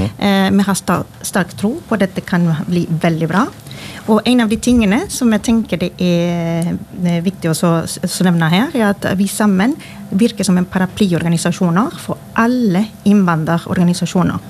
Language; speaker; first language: Norwegian; non-native, fluent; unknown